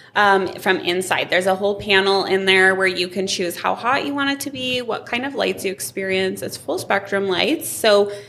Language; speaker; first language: English; native; English